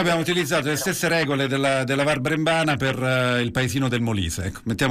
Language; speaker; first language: Italian; native; Italian